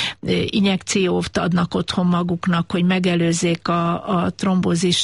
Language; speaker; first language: Hungarian; native; Hungarian